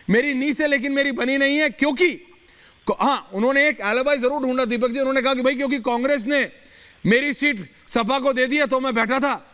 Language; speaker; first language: Hindi; native; Hindi